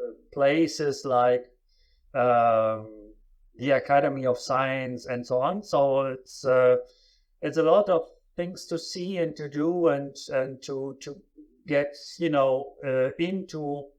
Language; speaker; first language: English; non-native, fluent; German